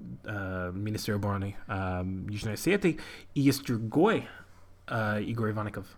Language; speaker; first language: Russian; non-native, learner; English